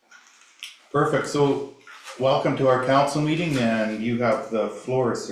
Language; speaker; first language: English; native; English